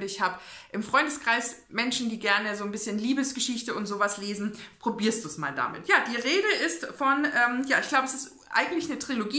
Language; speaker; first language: German; native; German